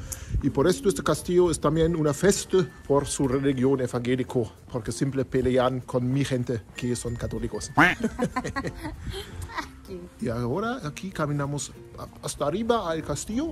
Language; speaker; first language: Spanish; non-native, learner; German